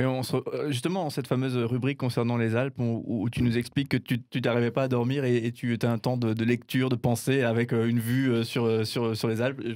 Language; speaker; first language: French; native; French